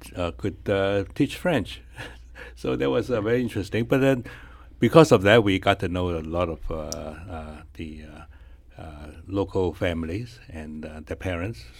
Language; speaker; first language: English; non-native, fluent; Chinese